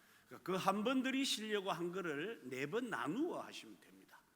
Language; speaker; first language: Korean; native; Korean